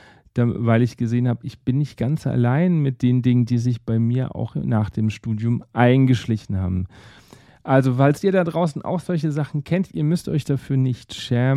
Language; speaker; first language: German; native; German